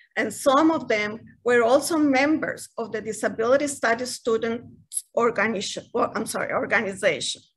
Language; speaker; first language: English; non-native, fluent; Spanish